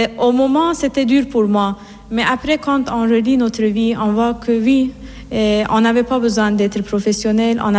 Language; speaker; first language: French; non-native, fluent; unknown